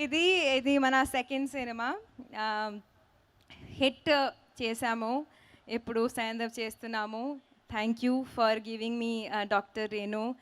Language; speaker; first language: Telugu; non-native, local second language; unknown